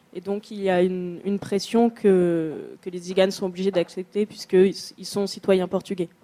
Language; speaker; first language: French; native; French